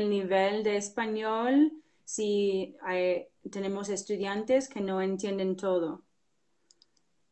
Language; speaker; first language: Spanish; non-native, fluent; English